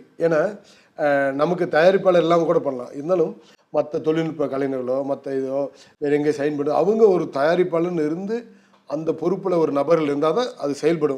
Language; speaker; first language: Tamil; native; Tamil